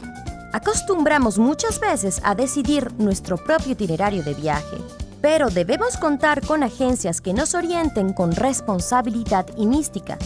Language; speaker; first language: Spanish; native; Spanish